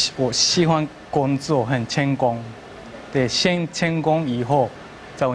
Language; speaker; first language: Chinese; non-native, learner; Japanese